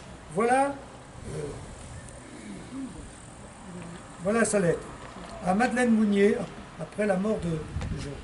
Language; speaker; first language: French; native; French